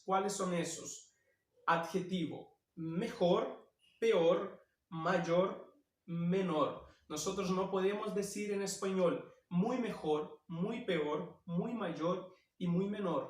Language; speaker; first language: Spanish; non-native, fluent; Portuguese